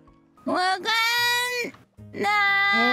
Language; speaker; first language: Japanese; native; Japanese